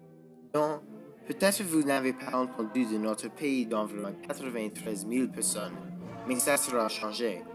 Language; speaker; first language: French; non-native, learner; English